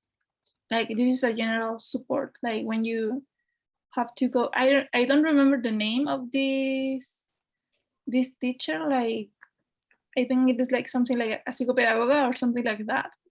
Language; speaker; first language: English; non-native, fluent; Spanish